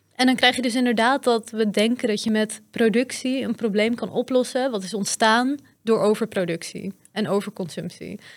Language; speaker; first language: Dutch; early bilingual, other home language; Persian